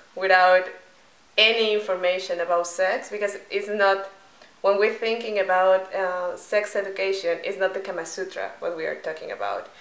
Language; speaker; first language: English; non-native, fluent; Spanish